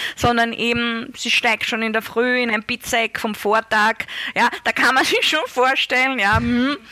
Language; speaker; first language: German; native; German